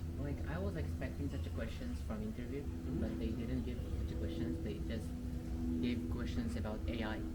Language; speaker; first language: English; non-native, fluent; Uzbek